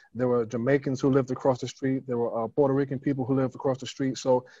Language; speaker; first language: English; native; English